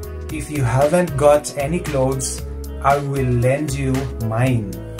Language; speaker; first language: English; non-native, local second language; Filipino